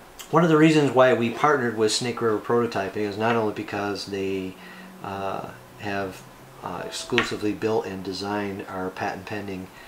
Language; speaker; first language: English; native; English